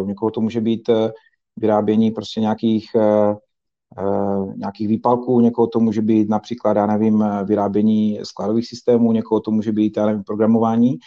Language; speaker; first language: Czech; native; Czech